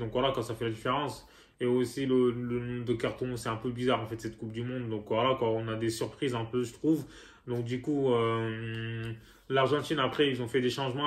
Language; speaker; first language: French; native; French